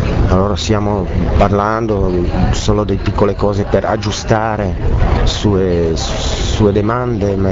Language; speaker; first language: Italian; non-native, learner; Czech